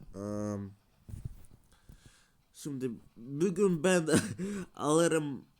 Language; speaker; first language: Turkish; non-native, learner; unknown